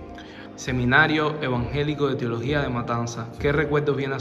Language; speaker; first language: Spanish; native; Spanish